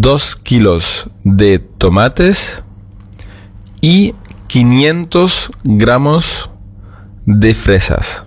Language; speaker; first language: Spanish; non-native, fluent; German